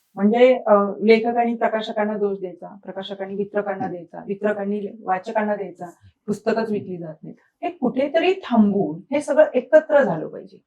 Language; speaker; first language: Marathi; native; Marathi